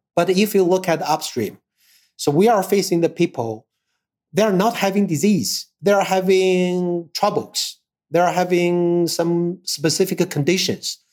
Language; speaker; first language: English; non-native, fluent; Chinese